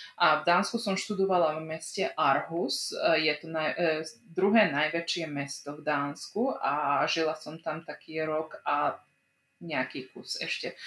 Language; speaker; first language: Slovak; early bilingual, heritage; Slovak